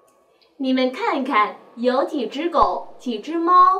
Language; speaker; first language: Chinese; non-native, fluent; Vietnamese